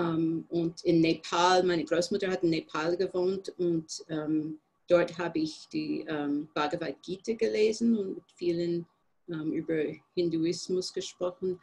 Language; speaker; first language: German; non-native, fluent; English